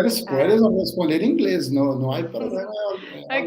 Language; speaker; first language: Spanish; non-native, learner; Portuguese